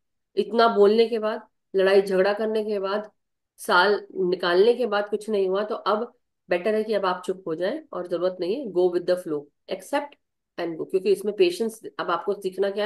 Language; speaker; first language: Hindi; native; Hindi